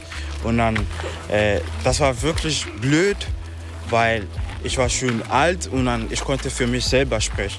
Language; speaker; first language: German; non-native, learner; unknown